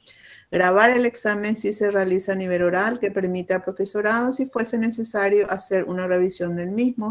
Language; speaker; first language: Spanish; native; Spanish